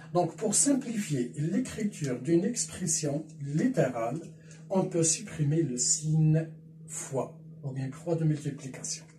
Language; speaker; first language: French; non-native, local second language; Arabic